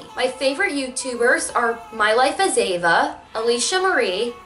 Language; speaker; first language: English; native; English